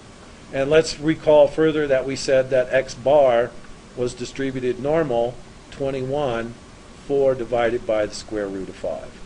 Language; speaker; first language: English; native; English